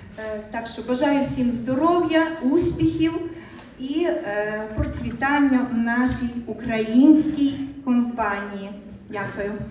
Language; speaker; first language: Ukrainian; native; Ukrainian